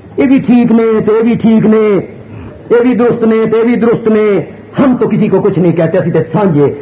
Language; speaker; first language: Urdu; non-native, local second language; Punjabi